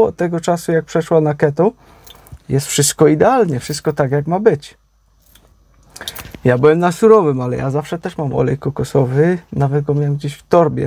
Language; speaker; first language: Polish; native; Polish